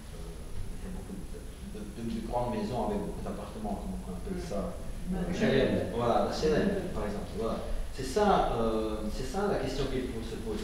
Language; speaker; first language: French; non-native, fluent; Ukrainian